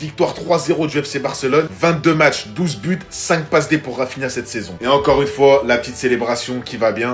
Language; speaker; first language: French; native; French